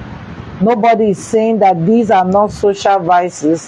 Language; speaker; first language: English; non-native, local second language; Igbo